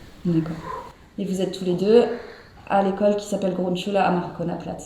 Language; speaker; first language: French; native; French